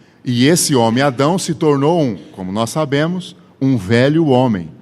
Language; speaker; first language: Portuguese; native; Portuguese